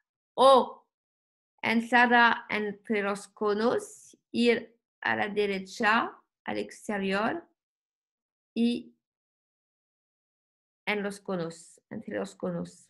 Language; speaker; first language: Spanish; non-native, learner; French